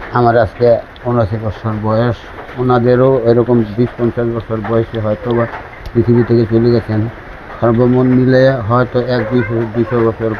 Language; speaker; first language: Bangla; non-native, local second language; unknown